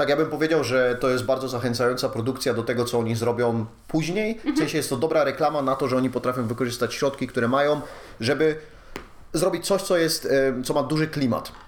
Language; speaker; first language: Polish; native; Polish